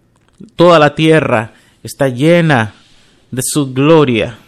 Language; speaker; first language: Spanish; non-native, fluent; English